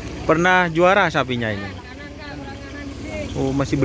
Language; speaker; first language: Indonesian; non-native, local second language; Madurese